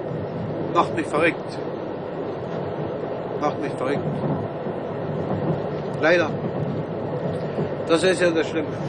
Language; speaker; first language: German; non-native, fluent; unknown